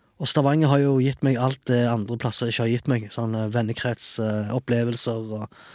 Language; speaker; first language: Norwegian; early bilingual, other home language; Arabic